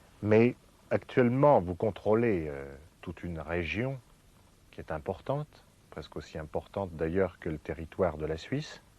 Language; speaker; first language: French; native; French